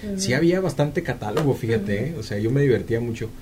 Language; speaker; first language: Spanish; native; Spanish